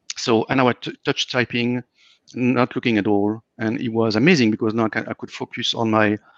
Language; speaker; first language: English; non-native, fluent; French